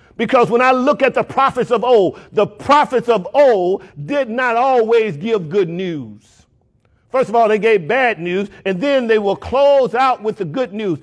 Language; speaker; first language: English; native; English